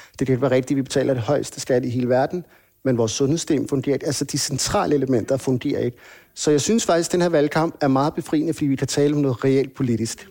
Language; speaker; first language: Danish; native; Danish